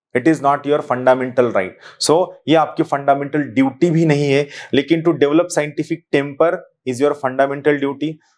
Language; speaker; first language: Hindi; non-native, local second language; Marathi